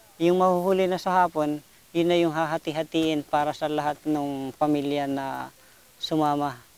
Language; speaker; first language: Filipino; non-native, local second language; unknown